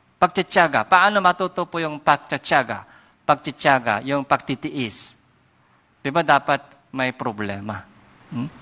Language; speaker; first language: Filipino; non-native, fluent; Korean